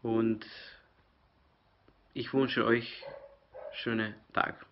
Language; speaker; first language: German; non-native, learner; Serbian